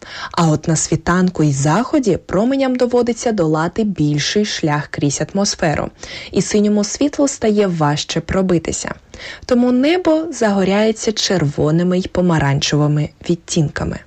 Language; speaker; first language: Ukrainian; native; Ukrainian